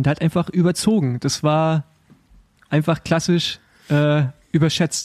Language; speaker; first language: German; native; German